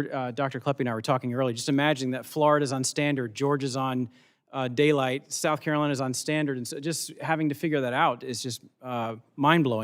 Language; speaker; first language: English; native; English